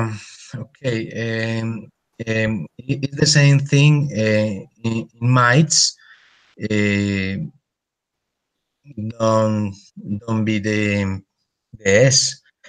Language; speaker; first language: English; non-native, learner; Spanish